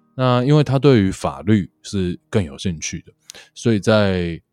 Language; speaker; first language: Chinese; native; Chinese